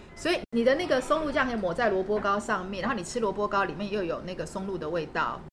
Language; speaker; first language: Chinese; native; Chinese